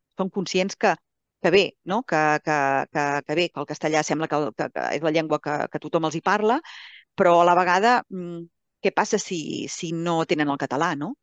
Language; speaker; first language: Catalan; native; Catalan